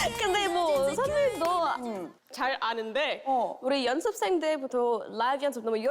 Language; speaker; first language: Korean; non-native, fluent; English